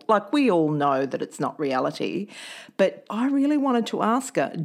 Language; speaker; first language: English; native; English